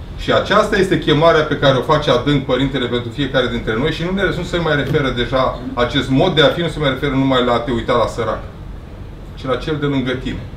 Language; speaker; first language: Romanian; native; Romanian